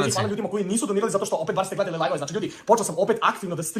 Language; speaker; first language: Croatian; native; Croatian